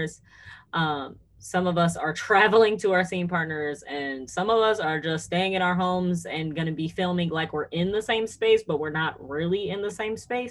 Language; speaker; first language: English; native; English